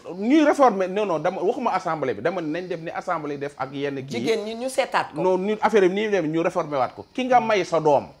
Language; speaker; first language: Wolof; native; Wolof